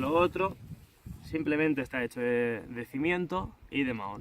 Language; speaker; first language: Spanish; native; Spanish